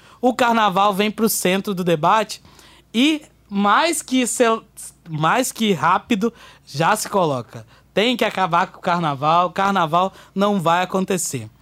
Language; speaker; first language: Portuguese; native; Portuguese